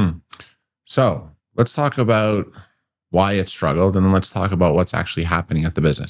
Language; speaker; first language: English; native; English